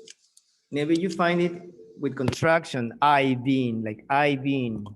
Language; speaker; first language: English; non-native, fluent; Spanish